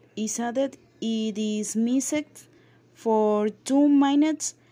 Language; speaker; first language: English; non-native, learner; Spanish